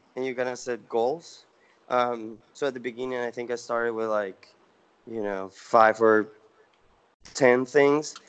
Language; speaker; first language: English; non-native, fluent; Spanish